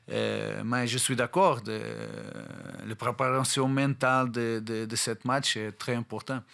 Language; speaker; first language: French; non-native, fluent; Portuguese